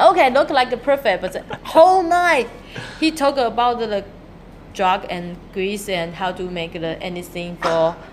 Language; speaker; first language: English; non-native, learner; Chinese